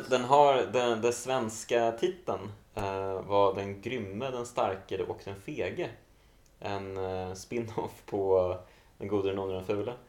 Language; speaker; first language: Swedish; native; Swedish